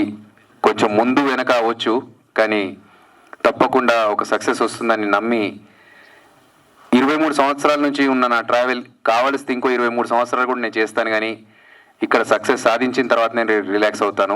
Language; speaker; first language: Telugu; native; Telugu